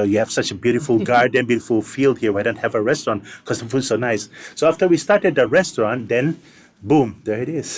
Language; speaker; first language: English; non-native, fluent; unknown